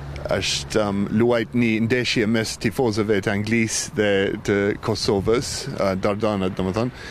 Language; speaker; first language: Albanian; non-native, fluent; English